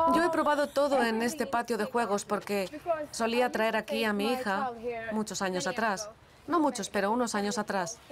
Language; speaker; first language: Spanish; non-native, fluent; Swedish